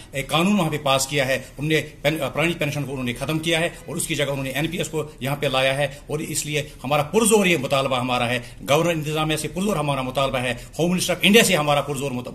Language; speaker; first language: Urdu; non-native, local second language; Kashmiri